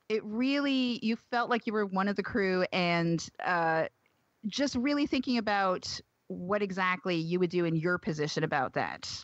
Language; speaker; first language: English; native; English